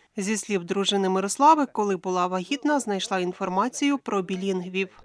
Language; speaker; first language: Ukrainian; native; Ukrainian